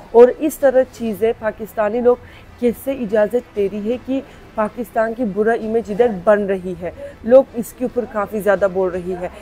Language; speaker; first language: Urdu; non-native, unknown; Turkish